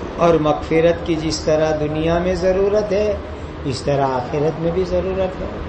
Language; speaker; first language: Urdu; non-native, local second language; Gujarati